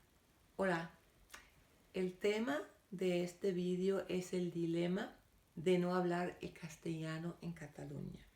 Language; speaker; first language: Spanish; non-native, fluent; Danish